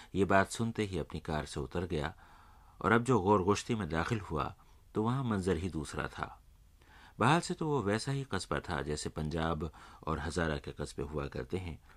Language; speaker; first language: Urdu; native; Urdu